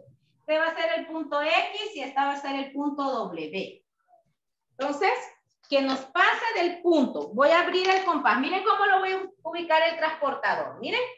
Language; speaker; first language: Spanish; native; Spanish